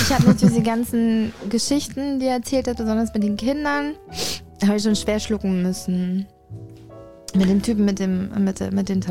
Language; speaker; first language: German; native; German